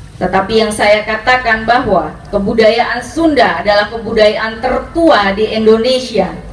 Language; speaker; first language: Indonesian; native; Indonesian